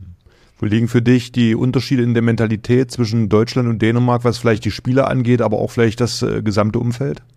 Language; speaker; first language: German; native; German